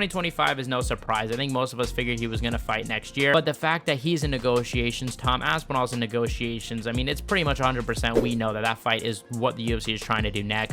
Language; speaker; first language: English; native; English